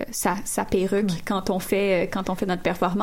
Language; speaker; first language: French; native; French